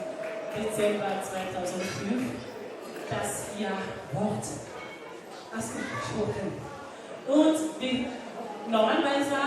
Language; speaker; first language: German; non-native, learner; French